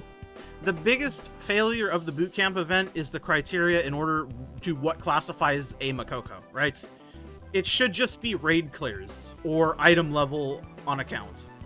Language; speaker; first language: English; native; English